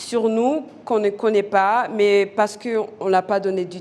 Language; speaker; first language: French; non-native, local second language; Kinyarwanda